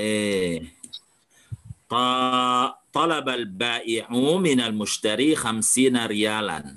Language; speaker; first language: Arabic; non-native, fluent; Indonesian